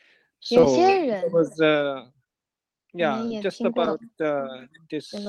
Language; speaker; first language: English; non-native, learner; Japanese